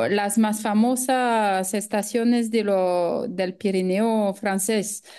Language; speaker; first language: Spanish; non-native, fluent; French